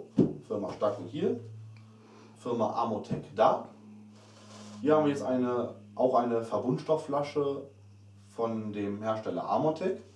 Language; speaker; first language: German; native; German